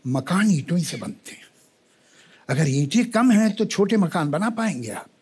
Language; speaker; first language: Hindi; native; Hindi